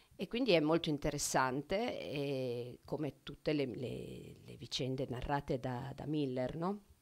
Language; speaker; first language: Italian; native; Italian